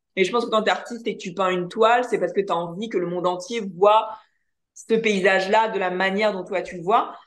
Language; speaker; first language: French; native; French